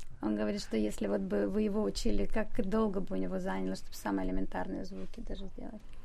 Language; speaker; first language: Russian; native; Russian